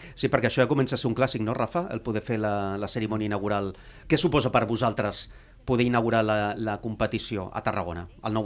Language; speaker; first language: Catalan; native; Catalan